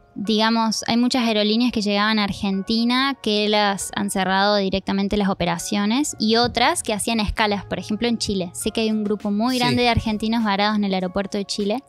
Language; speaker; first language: Spanish; native; Spanish